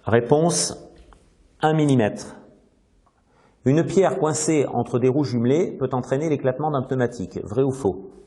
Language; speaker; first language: French; native; French